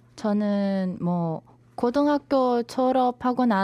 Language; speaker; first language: Korean; non-native, learner; Vietnamese